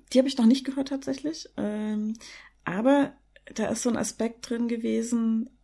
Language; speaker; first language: German; native; German